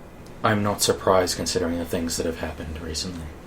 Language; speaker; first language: English; native; English